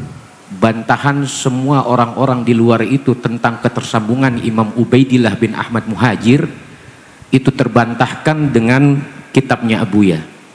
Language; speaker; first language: Indonesian; native; Indonesian